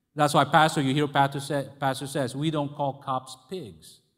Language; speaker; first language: English; non-native, local second language; Filipino